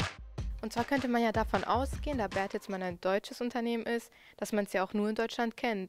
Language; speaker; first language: German; native; German